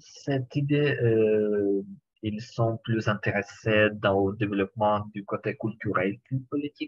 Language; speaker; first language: French; non-native, learner; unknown